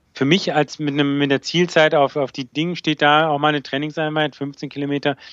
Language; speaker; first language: German; native; German